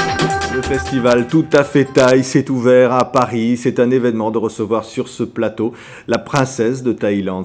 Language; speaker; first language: French; native; French